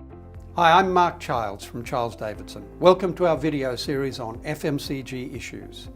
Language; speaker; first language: English; native; English